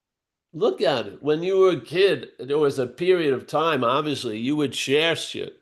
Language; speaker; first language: English; native; English